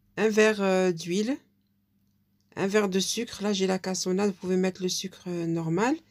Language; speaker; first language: French; non-native, local second language; Arabic